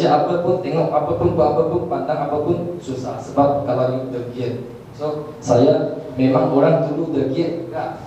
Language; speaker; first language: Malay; non-native, local second language; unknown